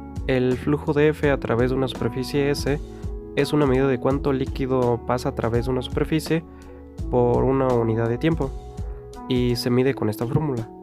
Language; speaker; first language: Spanish; native; Spanish